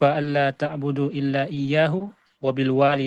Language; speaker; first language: Arabic; non-native, learner; Indonesian